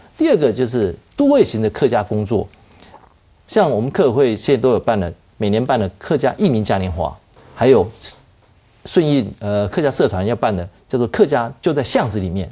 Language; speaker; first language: Chinese; native; Chinese